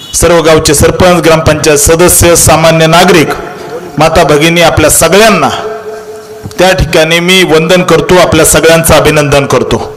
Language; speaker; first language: Marathi; native; Marathi